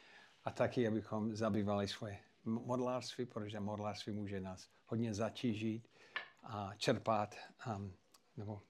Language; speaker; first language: Czech; non-native, fluent; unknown